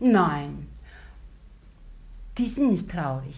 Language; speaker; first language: German; non-native, learner; Korean